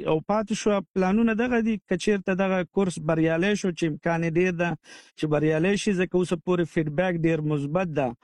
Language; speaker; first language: Pashto; native; Pashto